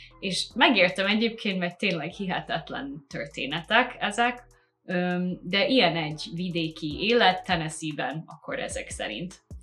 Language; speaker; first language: Hungarian; non-native, fluent; English